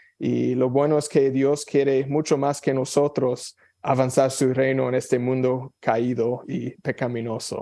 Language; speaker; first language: Spanish; non-native, fluent; English